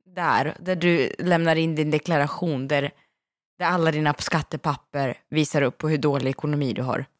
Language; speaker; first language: Swedish; native; Swedish